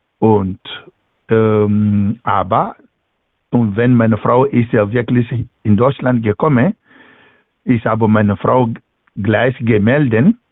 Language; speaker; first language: German; non-native, learner; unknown